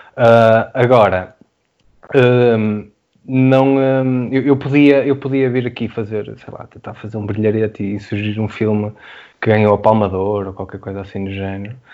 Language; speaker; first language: Portuguese; native; Portuguese